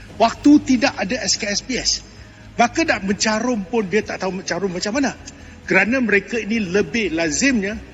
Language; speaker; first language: Malay; non-native, local second language; Chinese